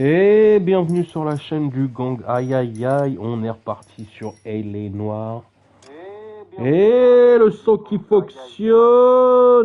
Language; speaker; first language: French; native; French